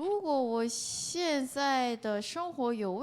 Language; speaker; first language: Chinese; non-native, fluent; Korean